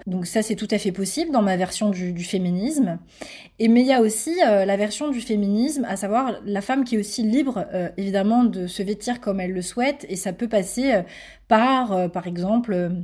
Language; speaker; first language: French; native; French